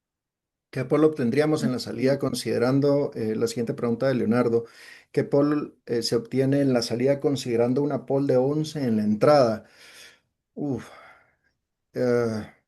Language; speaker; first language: Spanish; native; Spanish